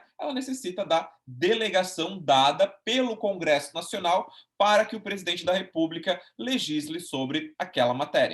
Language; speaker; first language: Portuguese; native; Portuguese